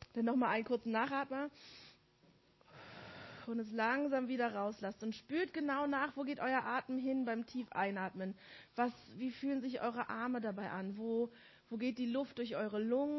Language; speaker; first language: German; native; German